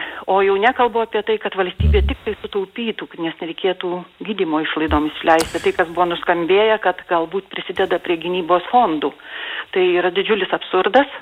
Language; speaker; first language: Lithuanian; native; Lithuanian